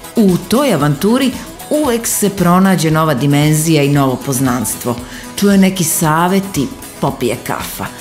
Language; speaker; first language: Serbian; native; Serbian